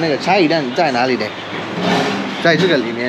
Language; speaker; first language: Chinese; non-native, learner; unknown